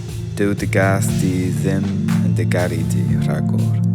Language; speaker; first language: Welsh; non-native, learner; English